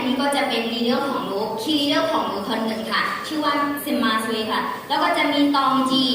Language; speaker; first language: Thai; non-native, fluent; Burmese